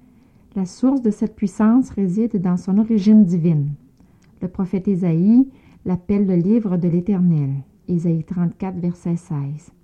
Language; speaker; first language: French; native; French